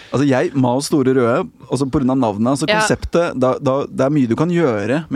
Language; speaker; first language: Norwegian; native; Norwegian